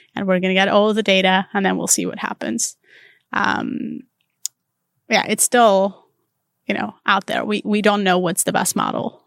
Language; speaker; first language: English; non-native, fluent; Armenian